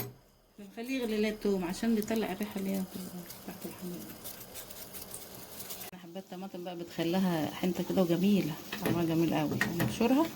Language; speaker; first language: Arabic; native; Arabic